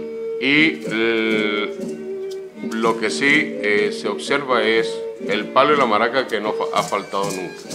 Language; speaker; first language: Spanish; native; Spanish